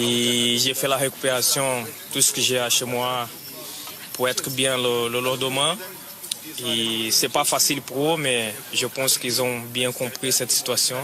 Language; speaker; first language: French; non-native, fluent; Portuguese